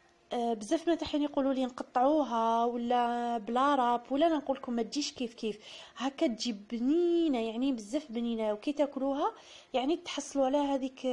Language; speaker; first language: Arabic; native; Arabic